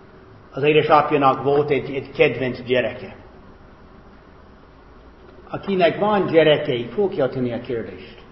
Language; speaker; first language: Hungarian; non-native, fluent; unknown